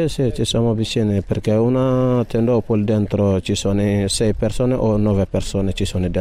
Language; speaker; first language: Italian; non-native, learner; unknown